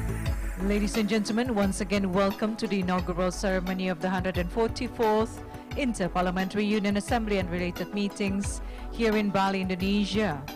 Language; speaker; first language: English; non-native, fluent; Indonesian